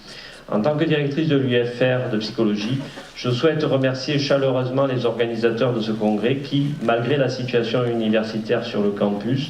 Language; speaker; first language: French; native; French